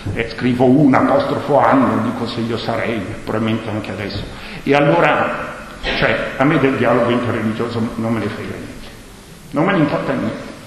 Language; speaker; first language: Italian; non-native, local second language; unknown